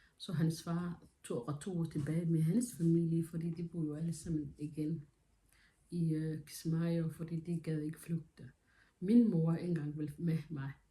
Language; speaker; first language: Danish; non-native, fluent; Somali